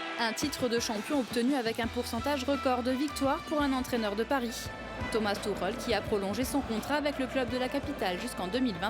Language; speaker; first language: French; native; French